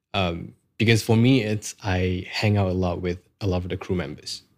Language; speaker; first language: English; non-native, local second language; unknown